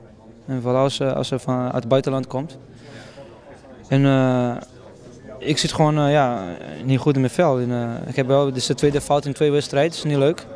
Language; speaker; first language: Dutch; non-native, fluent; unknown